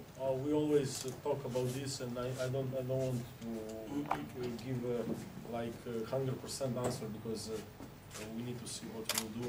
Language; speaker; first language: English; non-native, fluent; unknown